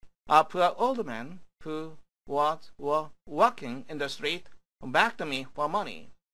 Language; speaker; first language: English; non-native, fluent; Korean